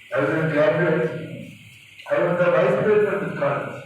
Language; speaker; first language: English; non-native, local second language; Telugu